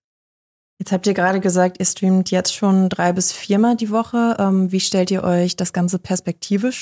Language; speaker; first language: German; native; German